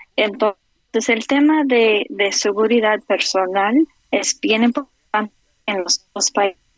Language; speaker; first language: Spanish; non-native, fluent; English